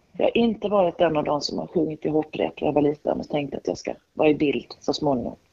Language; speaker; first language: Swedish; native; Swedish